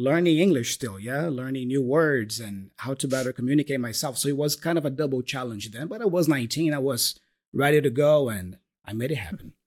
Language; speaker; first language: English; non-native, fluent; Portuguese